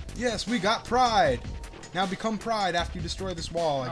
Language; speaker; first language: English; native; English